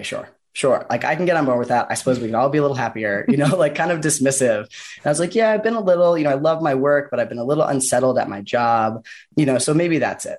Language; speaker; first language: English; native; English